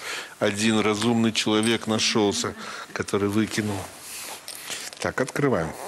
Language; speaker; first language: Russian; native; Russian